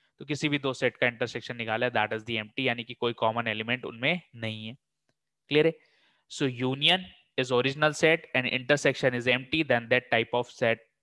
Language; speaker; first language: Hindi; native; Hindi